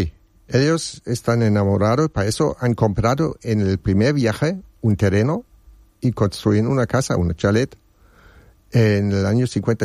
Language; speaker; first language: Spanish; non-native, learner; German